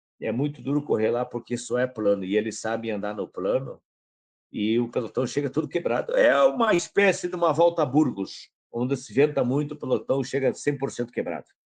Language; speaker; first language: Portuguese; native; Portuguese